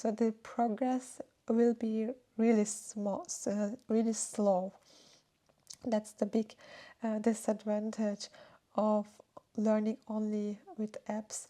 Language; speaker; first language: English; non-native, fluent; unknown